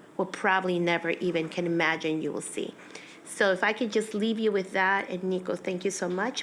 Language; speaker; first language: English; early bilingual, other home language; Spanish